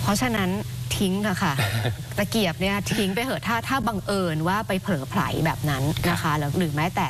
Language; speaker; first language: Thai; native; Thai